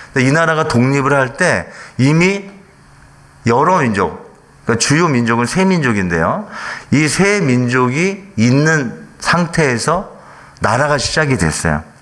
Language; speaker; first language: Korean; native; Korean